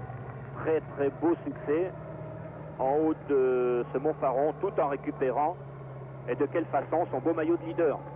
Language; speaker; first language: French; native; French